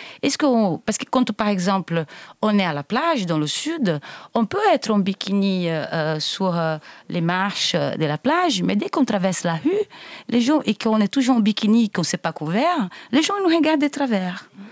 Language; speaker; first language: French; non-native, fluent; Portuguese